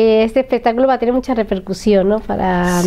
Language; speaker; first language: Spanish; native; Spanish